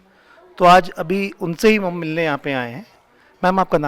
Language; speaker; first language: Hindi; native; Hindi